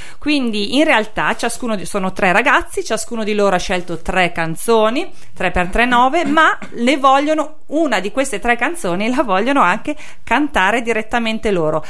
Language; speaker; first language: Italian; native; Italian